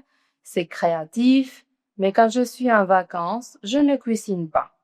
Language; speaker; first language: French; non-native, fluent; Spanish